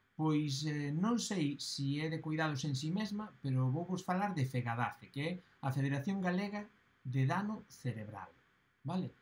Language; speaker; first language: Galician; native; Galician